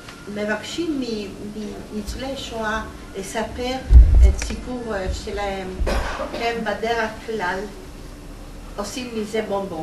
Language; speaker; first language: Hebrew; non-native, fluent; Polish